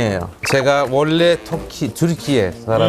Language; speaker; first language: Korean; non-native, fluent; Turkish